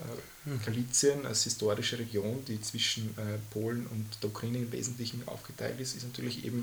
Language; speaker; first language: German; native; German